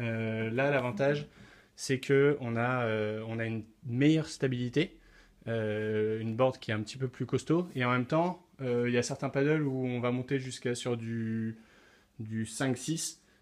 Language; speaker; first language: French; native; French